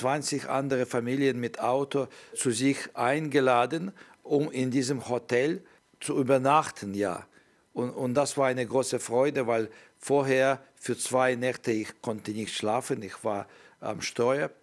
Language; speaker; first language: German; non-native, learner; Ukrainian